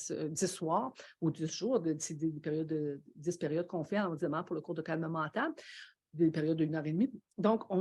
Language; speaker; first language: French; native; French